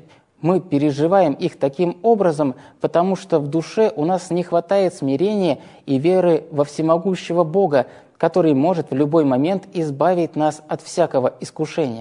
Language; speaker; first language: Russian; native; Russian